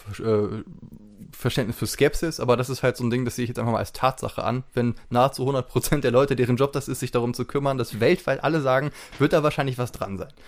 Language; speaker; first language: German; native; German